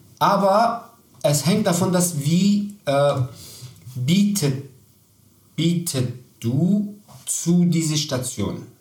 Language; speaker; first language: German; non-native, learner; Persian